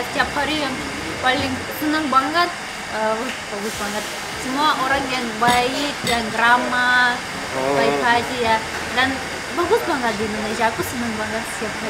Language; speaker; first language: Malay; non-native, learner; Russian